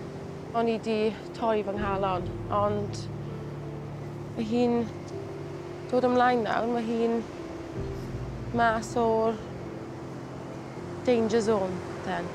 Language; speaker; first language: Welsh; non-native, local second language; English